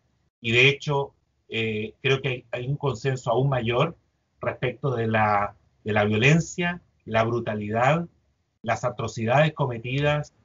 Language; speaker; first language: Spanish; native; Spanish